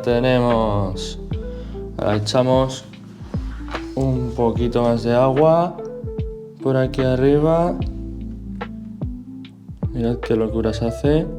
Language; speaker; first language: Spanish; native; Spanish